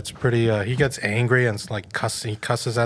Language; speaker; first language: English; native; English